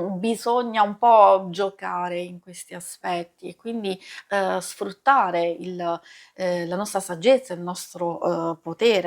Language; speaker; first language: Italian; native; Italian